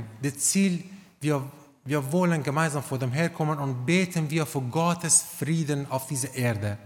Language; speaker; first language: German; non-native, learner; Romanian